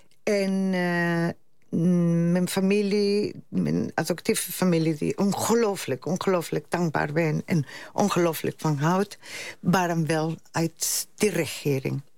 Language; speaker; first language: Dutch; non-native, fluent; Spanish